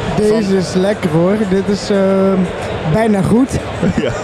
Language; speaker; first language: Dutch; native; Dutch